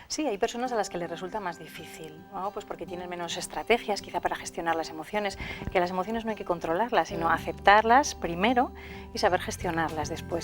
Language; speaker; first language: Spanish; native; Spanish